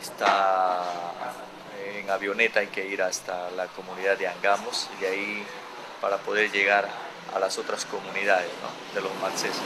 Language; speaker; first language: Spanish; native; Spanish